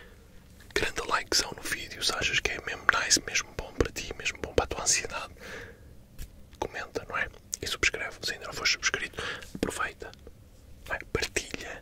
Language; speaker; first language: Portuguese; native; Portuguese